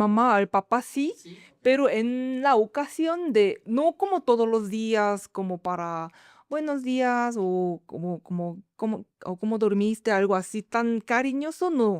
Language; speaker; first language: Spanish; non-native, fluent; Korean